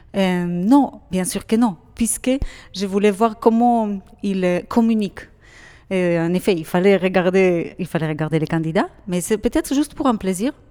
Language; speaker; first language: French; non-native, fluent; Hebrew